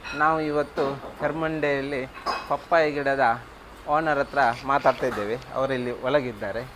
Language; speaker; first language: Kannada; non-native, local second language; Tulu